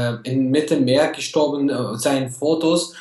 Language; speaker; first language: German; non-native, fluent; Arabic